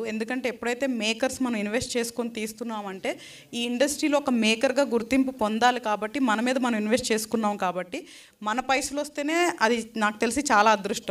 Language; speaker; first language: Telugu; native; Telugu